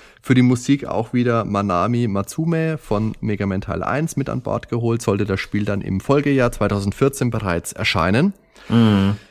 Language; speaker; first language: German; native; German